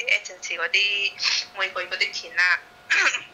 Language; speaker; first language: Cantonese; non-native, fluent; Indonesian